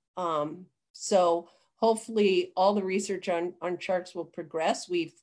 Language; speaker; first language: English; native; English